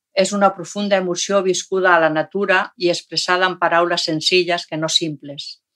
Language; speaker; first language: Catalan; non-native, local second language; Spanish